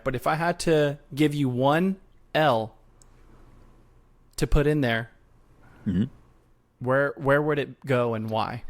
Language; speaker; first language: English; native; English